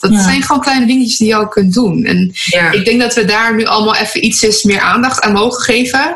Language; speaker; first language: Dutch; native; Dutch